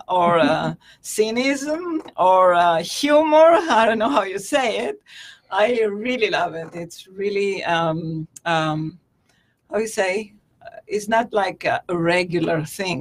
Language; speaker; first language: English; non-native, fluent; Greek